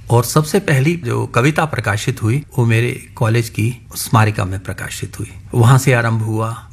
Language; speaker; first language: Hindi; non-native, local second language; Punjabi